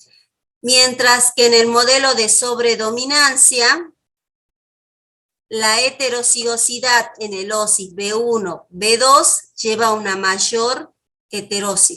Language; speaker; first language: Spanish; native; Spanish